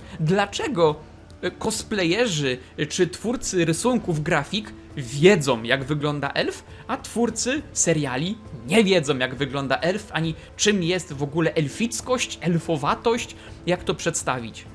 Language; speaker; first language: Polish; native; Polish